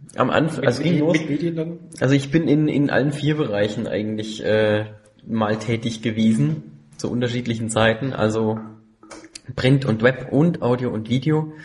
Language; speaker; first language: German; native; German